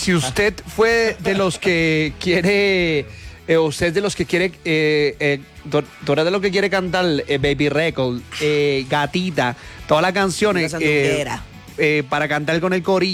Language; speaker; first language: Spanish; native; Spanish